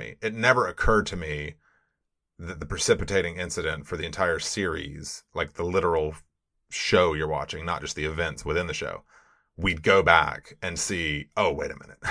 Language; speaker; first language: English; native; English